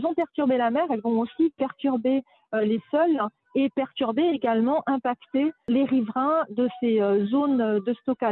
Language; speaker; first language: French; native; French